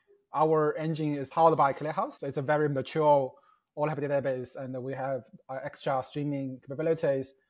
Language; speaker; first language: English; non-native, fluent; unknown